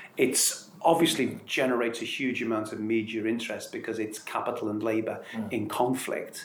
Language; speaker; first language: English; native; English